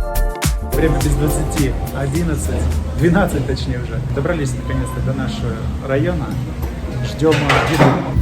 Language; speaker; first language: Russian; native; Russian